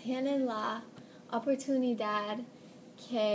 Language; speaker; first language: Spanish; non-native, learner; English